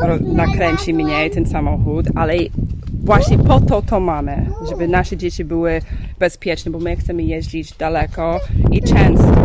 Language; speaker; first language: Polish; non-native, learner; English